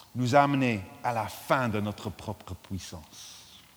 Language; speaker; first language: French; non-native, fluent; English